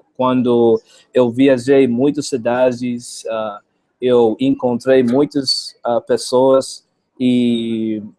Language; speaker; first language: Portuguese; non-native, learner; English